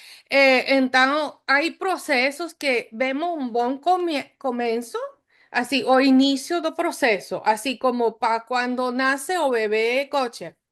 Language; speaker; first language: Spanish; non-native, fluent; English